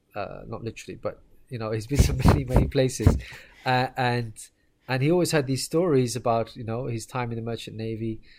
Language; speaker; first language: English; native; English